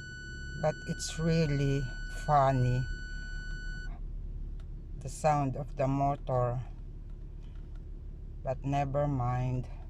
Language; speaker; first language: English; non-native, local second language; Filipino